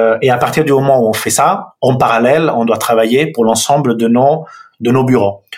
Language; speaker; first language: French; non-native, fluent; Italian